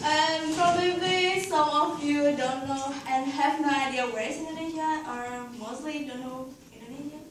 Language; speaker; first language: English; non-native, learner; Indonesian